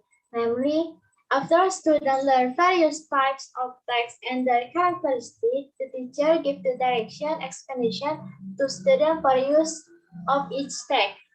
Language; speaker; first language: English; non-native, learner; Indonesian